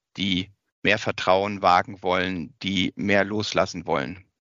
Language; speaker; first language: German; native; German